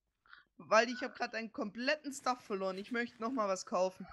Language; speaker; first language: German; native; German